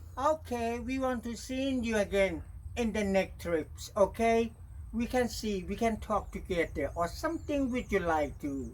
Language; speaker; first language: English; non-native, learner; Thai